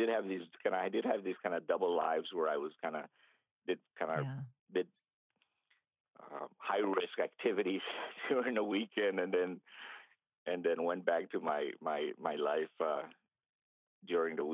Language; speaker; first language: English; early bilingual, other home language; Spanish